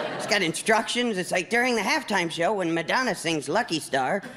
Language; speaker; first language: English; native; English